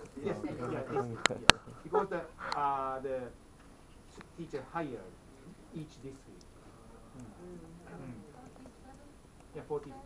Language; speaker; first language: English; non-native, fluent; Japanese